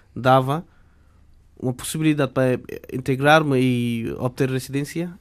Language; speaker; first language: Portuguese; non-native, fluent; Bangla